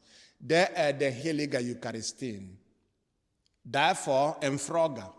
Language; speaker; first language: Swedish; non-native, fluent; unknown